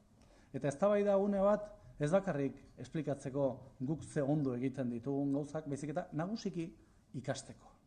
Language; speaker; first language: Basque; native; Basque